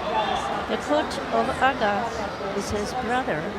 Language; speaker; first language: English; non-native, learner; Chinese